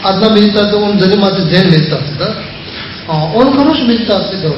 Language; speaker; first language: Russian; non-native, learner; Tibetan